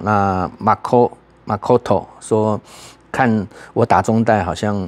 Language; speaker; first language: Chinese; native; Chinese